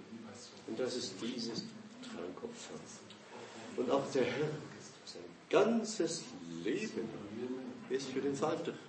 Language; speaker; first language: German; non-native, fluent; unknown